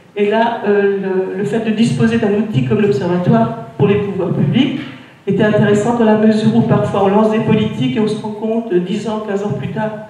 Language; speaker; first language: French; native; French